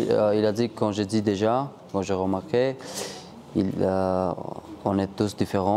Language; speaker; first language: French; non-native, learner; Georgian